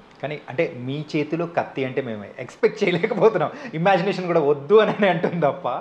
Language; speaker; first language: Telugu; native; Telugu